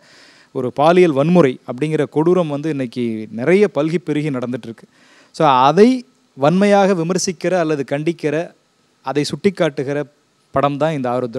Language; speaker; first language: Tamil; native; Tamil